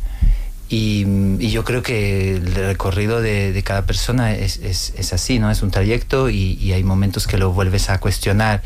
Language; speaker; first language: Spanish; non-native, fluent; French